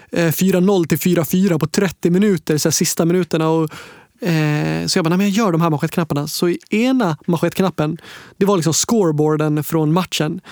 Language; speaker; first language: Swedish; native; Swedish